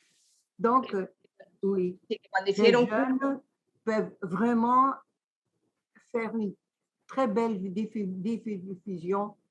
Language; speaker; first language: French; non-native, fluent; Greek